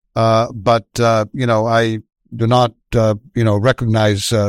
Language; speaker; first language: English; non-native, fluent; Greek